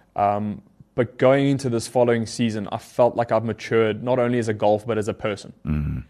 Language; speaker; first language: English; native; English